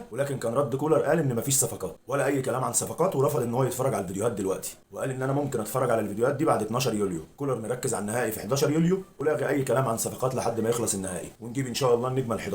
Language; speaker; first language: Arabic; native; Arabic